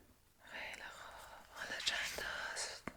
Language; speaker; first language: Persian; native; Persian